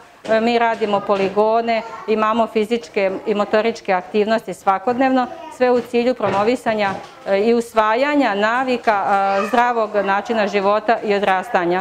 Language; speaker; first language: Serbian; native; Serbian